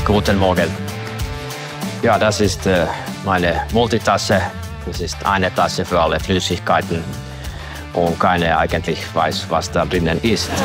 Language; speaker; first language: German; non-native, fluent; Finnish